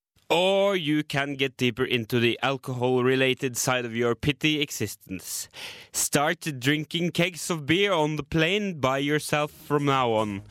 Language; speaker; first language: English; non-native, fluent; Norwegian